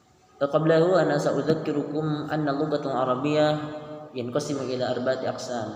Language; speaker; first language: Arabic; non-native, learner; Indonesian